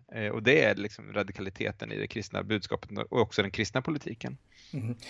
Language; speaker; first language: Swedish; native; Swedish